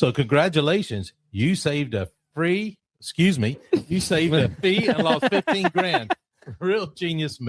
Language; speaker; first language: English; native; English